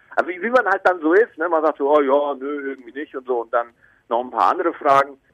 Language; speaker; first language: German; native; German